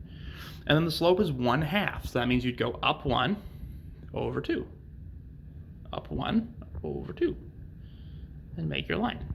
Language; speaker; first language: English; native; English